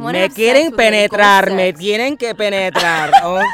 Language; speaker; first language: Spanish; early bilingual, heritage; Spanish